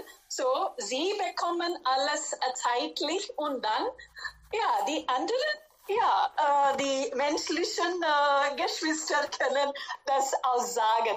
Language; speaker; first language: German; non-native, fluent; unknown